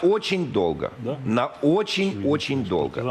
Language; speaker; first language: Russian; native; Russian